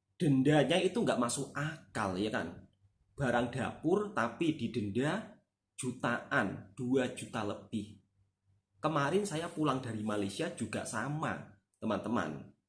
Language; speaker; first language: Indonesian; native; Indonesian